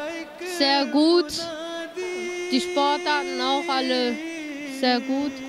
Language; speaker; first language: German; early bilingual, other home language; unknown